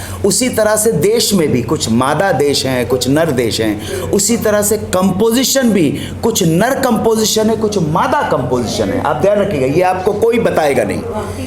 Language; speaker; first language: Hindi; native; Hindi